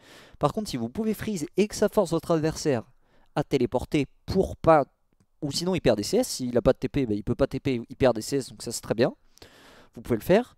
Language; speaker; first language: French; native; French